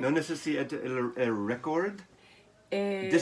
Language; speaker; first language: Spanish; non-native, learner; English